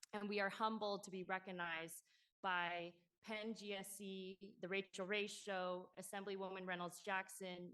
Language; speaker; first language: English; non-native, local second language; Cantonese